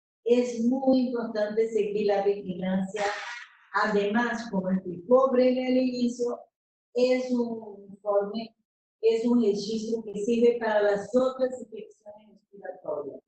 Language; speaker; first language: Spanish; non-native, fluent; Portuguese